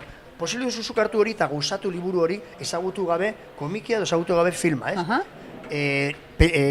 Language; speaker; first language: Basque; native; Basque